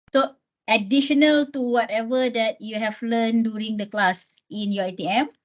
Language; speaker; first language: English; non-native, local second language; Malay